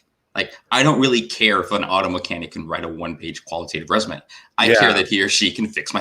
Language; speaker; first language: English; native; English